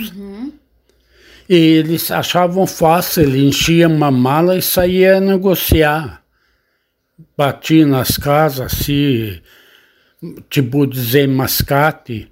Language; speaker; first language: Portuguese; non-native, learner; Arabic